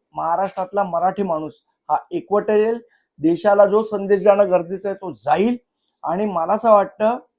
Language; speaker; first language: Marathi; native; Marathi